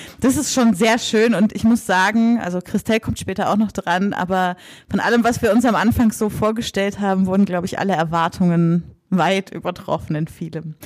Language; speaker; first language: German; native; German